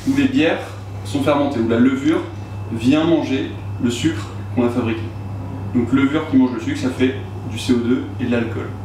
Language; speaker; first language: French; native; French